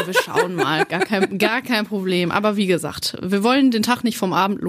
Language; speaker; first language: German; native; German